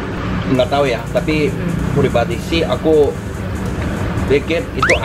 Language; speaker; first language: Indonesian; non-native, fluent; Korean